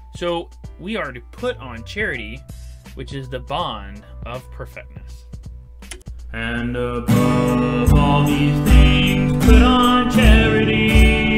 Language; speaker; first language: English; native; English